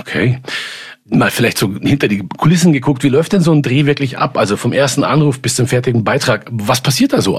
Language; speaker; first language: German; native; German